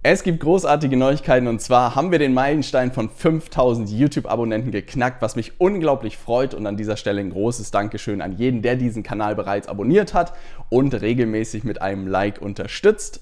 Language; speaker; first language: German; native; German